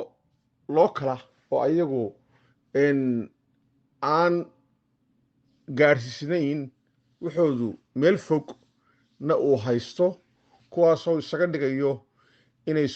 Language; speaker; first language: Somali; native; Somali